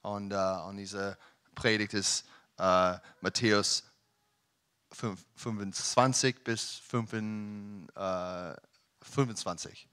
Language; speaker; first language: German; non-native, learner; English